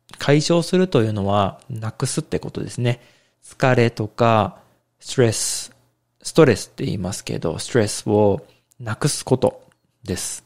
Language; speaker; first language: Japanese; native; Japanese